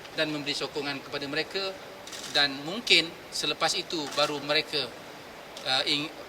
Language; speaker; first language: Malay; native; Malay